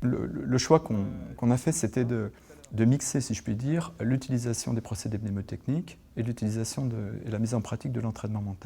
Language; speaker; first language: French; native; French